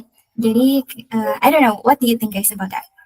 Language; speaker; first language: English; non-native, learner; Indonesian